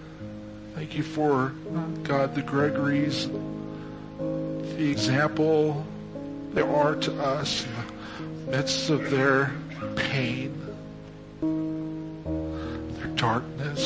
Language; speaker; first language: English; native; English